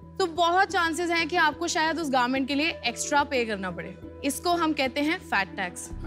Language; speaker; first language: Hindi; native; Hindi